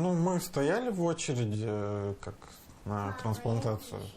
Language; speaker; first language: Russian; native; Russian